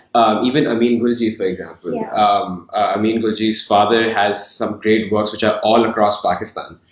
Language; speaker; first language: English; non-native, local second language; Urdu